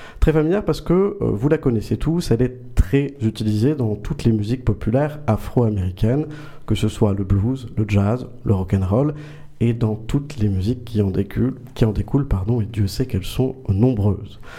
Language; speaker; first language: French; native; French